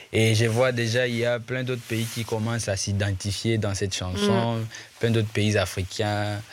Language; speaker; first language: French; non-native, local second language; Swahili